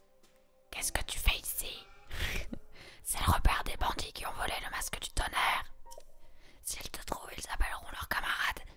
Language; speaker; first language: French; native; French